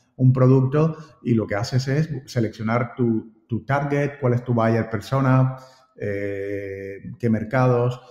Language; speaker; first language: Spanish; native; Spanish